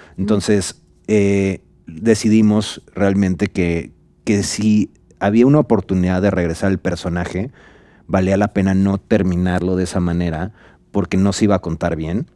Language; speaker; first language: Spanish; native; Spanish